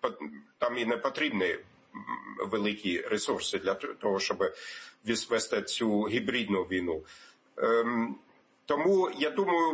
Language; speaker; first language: Ukrainian; non-native, fluent; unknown